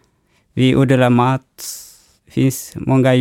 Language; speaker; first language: Swedish; non-native, learner; Oromo